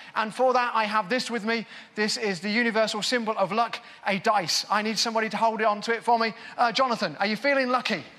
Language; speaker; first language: English; native; English